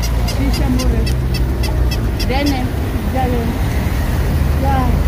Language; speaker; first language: Italian; non-native, fluent; Filipino